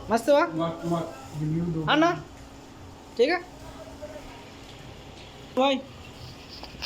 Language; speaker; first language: Hindi; non-native, local second language; Bangla